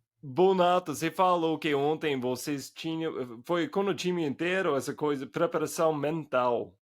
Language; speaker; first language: Portuguese; non-native, fluent; English